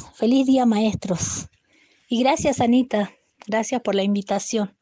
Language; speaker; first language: Spanish; native; Spanish